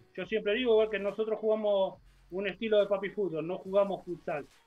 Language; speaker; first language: Spanish; native; Spanish